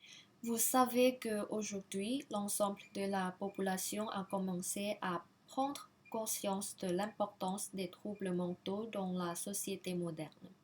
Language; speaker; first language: French; non-native, learner; Thai